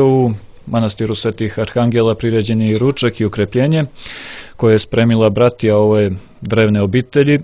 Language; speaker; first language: Croatian; native; Croatian